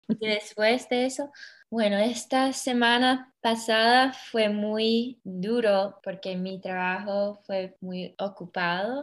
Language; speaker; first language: Spanish; early bilingual, heritage; English